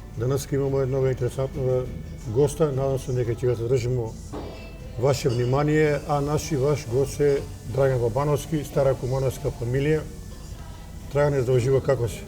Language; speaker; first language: Macedonian; native; Macedonian